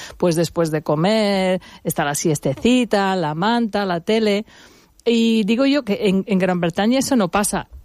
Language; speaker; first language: Spanish; non-native, fluent; English